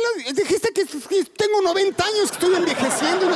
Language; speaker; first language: Spanish; native; Spanish